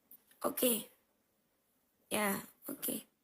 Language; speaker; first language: Indonesian; non-native, learner; Vietnamese